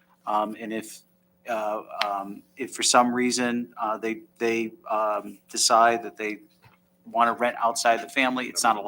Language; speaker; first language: English; native; English